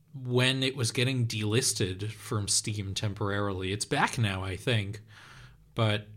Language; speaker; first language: English; non-native, fluent; Dutch